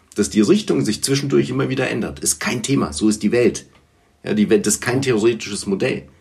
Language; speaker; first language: German; early bilingual, other home language; Bulgarian